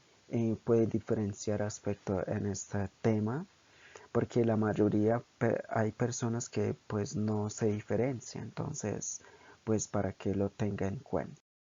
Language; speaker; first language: Spanish; non-native, local second language; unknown